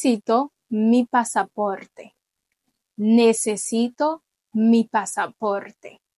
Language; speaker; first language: Spanish; non-native, fluent; Haitian Creole